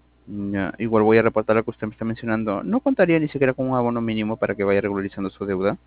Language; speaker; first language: Spanish; native; Spanish